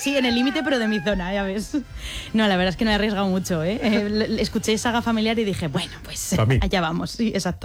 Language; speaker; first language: Spanish; native; Spanish